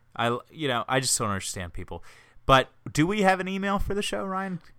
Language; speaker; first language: English; native; English